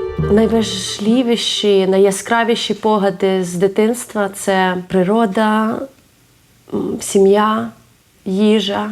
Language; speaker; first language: Ukrainian; native; Ukrainian